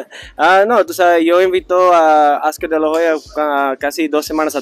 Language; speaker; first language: Spanish; early bilingual, heritage; Spanish